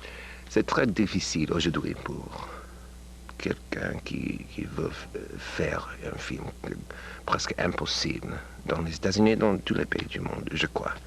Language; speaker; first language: French; non-native, learner; English